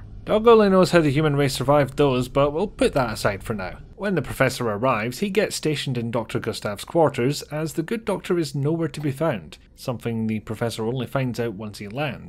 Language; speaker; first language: English; native; English